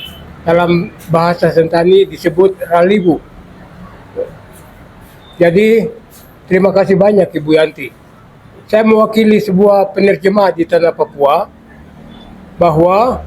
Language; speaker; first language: Indonesian; non-native, local second language; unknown